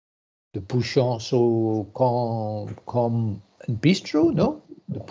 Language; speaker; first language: French; non-native, learner; English